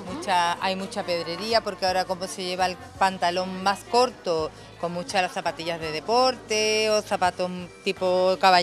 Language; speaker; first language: Spanish; native; Spanish